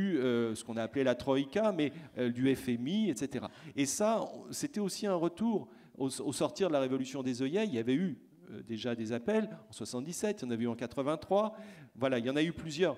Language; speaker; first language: French; native; French